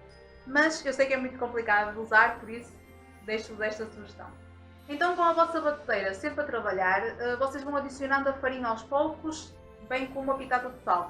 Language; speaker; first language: Portuguese; native; Portuguese